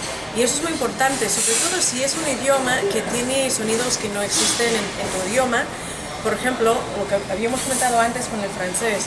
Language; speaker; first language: Spanish; non-native, fluent; English